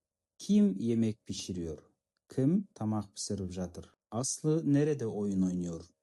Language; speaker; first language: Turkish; non-native, fluent; Kazakh